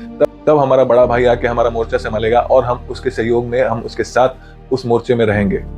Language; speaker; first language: Hindi; native; Hindi